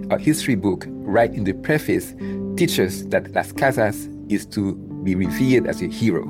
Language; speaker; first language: English; non-native, fluent; Haitian Creole